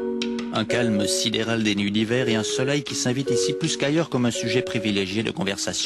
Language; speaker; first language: French; native; French